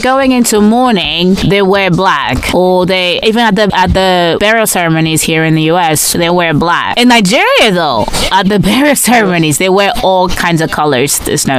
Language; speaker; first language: English; non-native, local second language; Yoruba